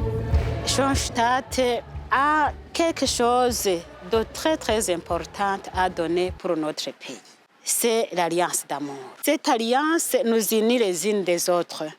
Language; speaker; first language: French; non-native, local second language; Rundi